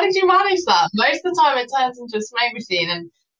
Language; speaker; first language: English; native; English